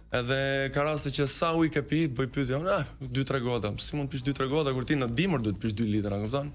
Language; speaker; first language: Albanian; early bilingual, heritage; Albanian